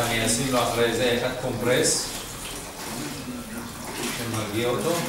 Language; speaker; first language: Hebrew; non-native, learner; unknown